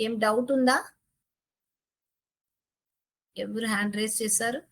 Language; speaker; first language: Telugu; non-native, learner; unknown